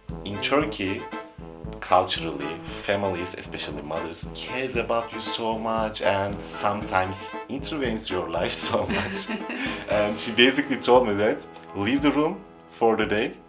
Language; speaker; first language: English; non-native, fluent; Turkish